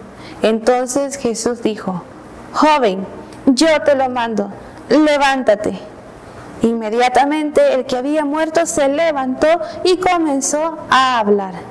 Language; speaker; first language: Spanish; native; Spanish